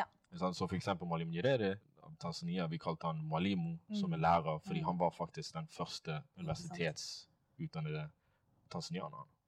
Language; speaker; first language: Norwegian; non-native, fluent; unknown